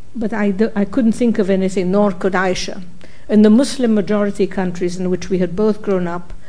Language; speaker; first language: English; non-native, fluent; Arabic